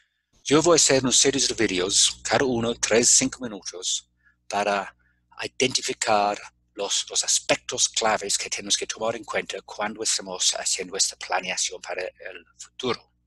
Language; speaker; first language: Spanish; non-native, fluent; English